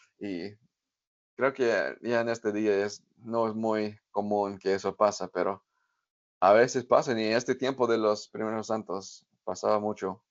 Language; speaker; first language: Spanish; non-native, fluent; English